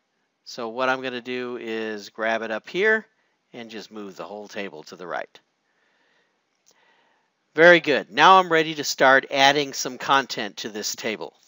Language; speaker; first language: English; native; English